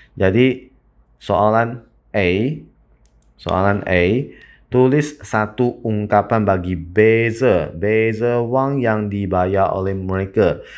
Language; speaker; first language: Malay; non-native, local second language; Chinese